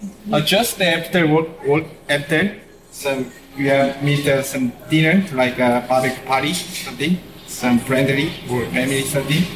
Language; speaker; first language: English; non-native, learner; Korean